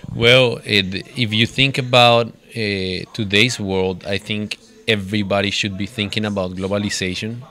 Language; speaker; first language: English; non-native, fluent; Spanish